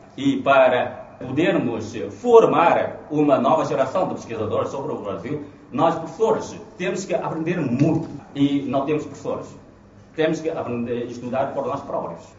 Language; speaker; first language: Portuguese; non-native, fluent; Chinese